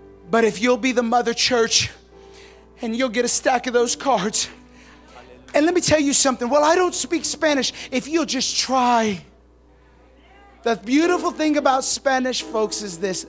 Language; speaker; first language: English; native; English